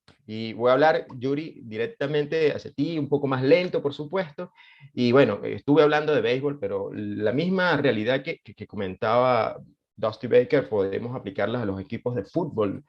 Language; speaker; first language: Spanish; native; Spanish